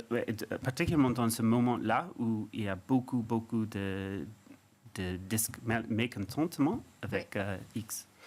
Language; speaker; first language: French; non-native, fluent; English